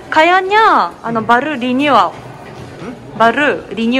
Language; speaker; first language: Indonesian; non-native, learner; Japanese